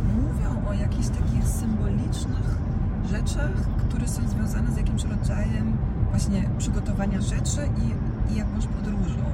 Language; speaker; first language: Polish; non-native, fluent; Croatian